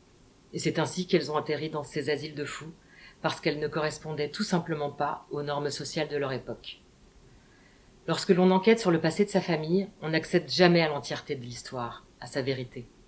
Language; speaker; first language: French; native; French